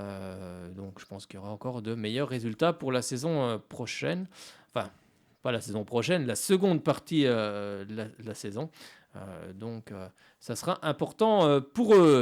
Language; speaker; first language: French; native; French